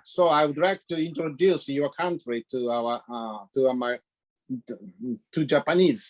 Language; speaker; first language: English; non-native, learner; Japanese